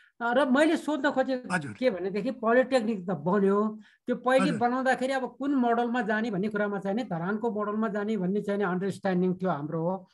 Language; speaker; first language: Nepali; native; Nepali